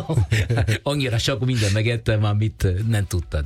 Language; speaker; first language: Hungarian; non-native, fluent; Italian